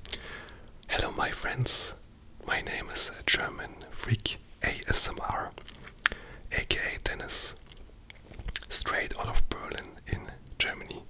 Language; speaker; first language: English; non-native, fluent; German